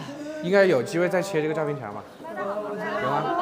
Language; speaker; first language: Chinese; native; Chinese